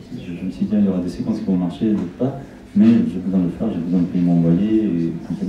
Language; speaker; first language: French; non-native, fluent; Spanish